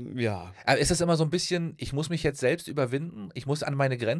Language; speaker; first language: German; native; German